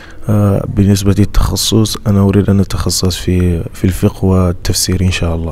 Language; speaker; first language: Arabic; non-native, fluent; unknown